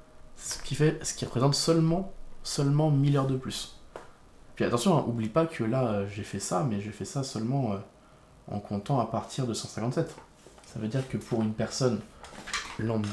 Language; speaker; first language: French; native; French